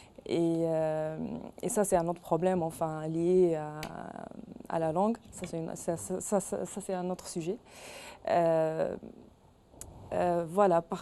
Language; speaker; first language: French; non-native, local second language; Arabic